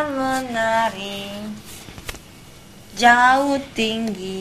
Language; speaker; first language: Indonesian; native; Indonesian